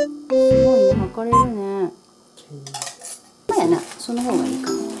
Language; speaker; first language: Japanese; native; Japanese